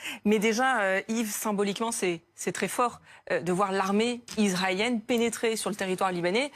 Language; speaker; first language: French; native; French